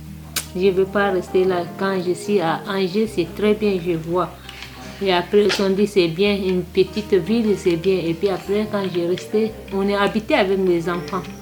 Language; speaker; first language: French; non-native, learner; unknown